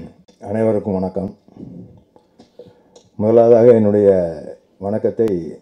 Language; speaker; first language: Tamil; native; Tamil